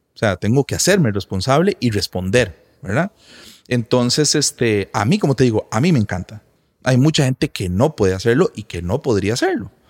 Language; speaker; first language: Spanish; native; Spanish